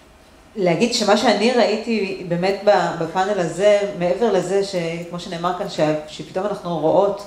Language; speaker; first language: Hebrew; native; Hebrew